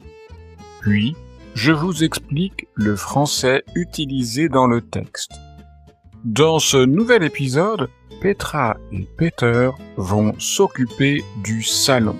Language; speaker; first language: French; native; French